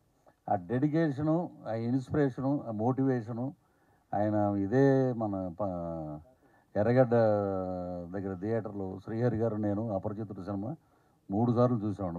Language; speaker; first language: Telugu; native; Telugu